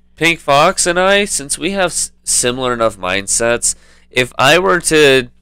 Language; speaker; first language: English; native; English